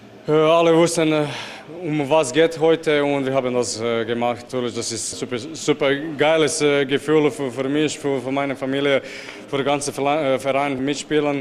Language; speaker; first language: German; non-native, fluent; Croatian